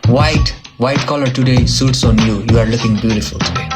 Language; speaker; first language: English; non-native, learner; Nepali